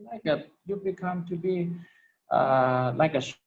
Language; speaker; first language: English; non-native, learner; Lao